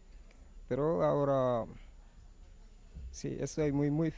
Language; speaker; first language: Spanish; non-native, learner; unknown